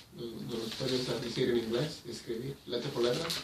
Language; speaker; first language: Spanish; early bilingual, heritage; Spanish